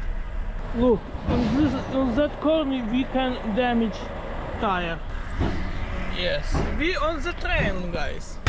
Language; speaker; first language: English; non-native, learner; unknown